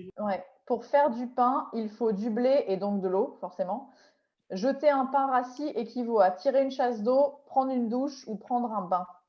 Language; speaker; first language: French; native; French